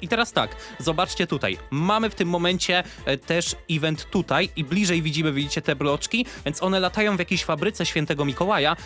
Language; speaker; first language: Polish; native; Polish